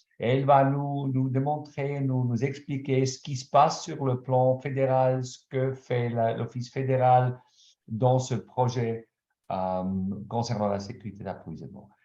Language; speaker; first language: French; non-native, local second language; German